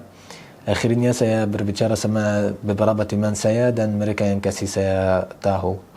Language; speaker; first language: Indonesian; non-native, learner; Arabic